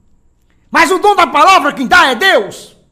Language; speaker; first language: Portuguese; native; Portuguese